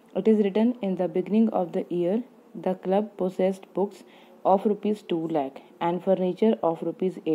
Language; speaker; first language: English; non-native, local second language; Punjabi